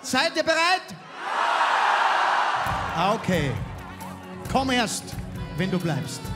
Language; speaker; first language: German; native; German